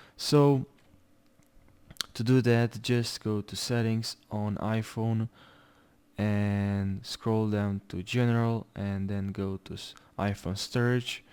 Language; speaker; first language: English; non-native, fluent; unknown